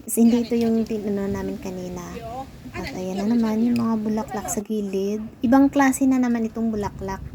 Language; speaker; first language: Filipino; non-native, local second language; Cebuano